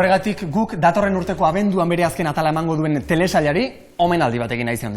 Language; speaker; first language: Basque; native; Basque